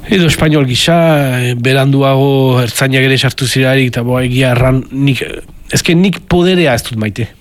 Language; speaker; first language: Basque; native; Basque